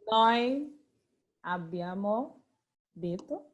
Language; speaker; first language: Italian; non-native, learner; Portuguese